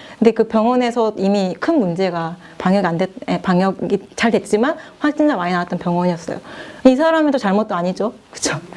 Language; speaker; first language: Korean; native; Korean